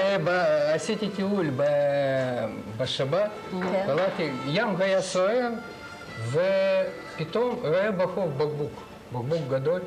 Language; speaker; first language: Hebrew; non-native, learner; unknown